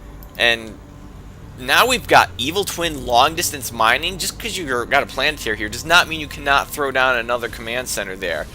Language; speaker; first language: English; native; English